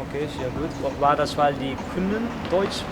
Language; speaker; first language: German; non-native, learner; Dutch